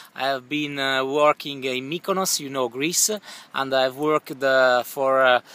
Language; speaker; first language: English; non-native, learner; Italian